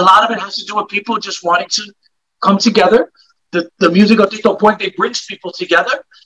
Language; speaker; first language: English; native; English